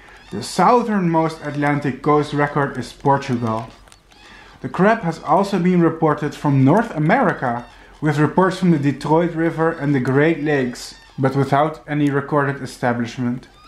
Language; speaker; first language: English; non-native, fluent; Dutch